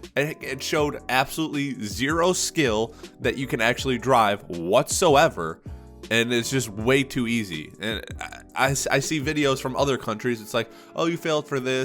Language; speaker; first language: English; native; English